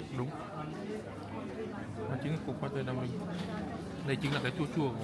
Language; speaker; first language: Vietnamese; native; Vietnamese